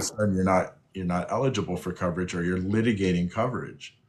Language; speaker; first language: English; native; English